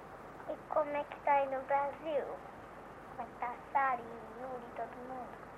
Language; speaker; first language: Portuguese; early bilingual, heritage; Portuguese